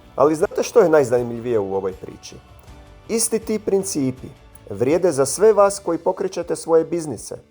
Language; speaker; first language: Croatian; native; Croatian